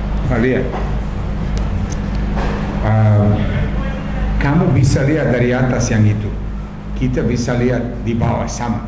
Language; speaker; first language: Indonesian; non-native, fluent; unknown